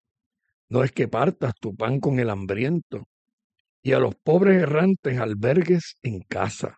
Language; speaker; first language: Spanish; native; Spanish